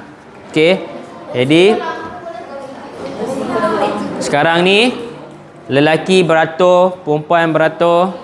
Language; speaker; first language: Malay; native; Malay